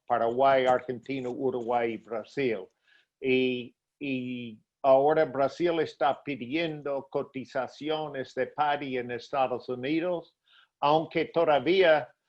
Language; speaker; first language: Spanish; non-native, fluent; English